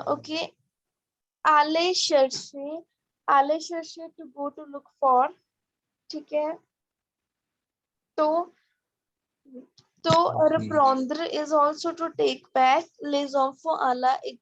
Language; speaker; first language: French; non-native, fluent; Hindi